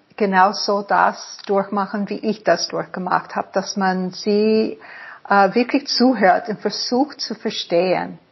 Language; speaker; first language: German; non-native, fluent; English